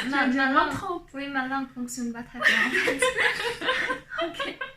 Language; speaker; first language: French; non-native, fluent; Chinese